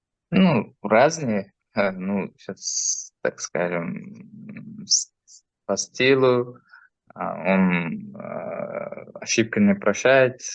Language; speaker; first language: Russian; non-native, fluent; Uzbek